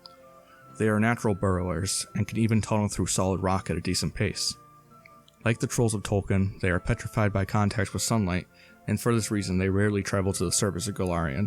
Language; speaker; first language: English; native; English